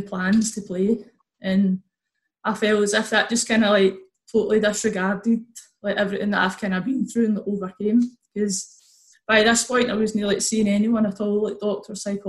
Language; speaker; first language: English; native; English